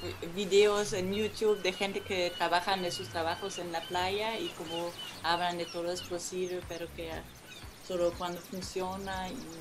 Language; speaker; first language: Spanish; non-native, fluent; German